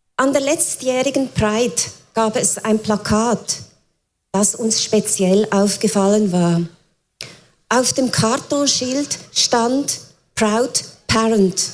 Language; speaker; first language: German; native; German